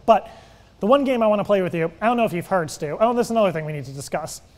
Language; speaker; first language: English; native; English